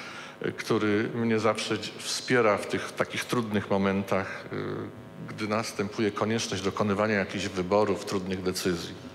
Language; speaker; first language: Polish; native; Polish